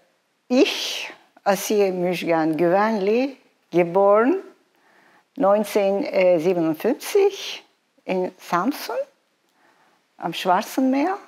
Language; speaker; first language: German; non-native, fluent; Turkish